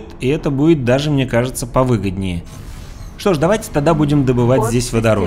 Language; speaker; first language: Russian; native; Russian